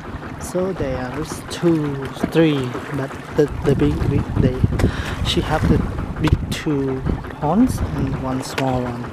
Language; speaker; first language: English; non-native, learner; Khmer